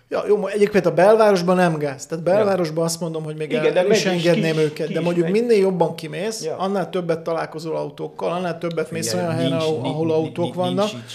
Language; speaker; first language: Hungarian; native; Hungarian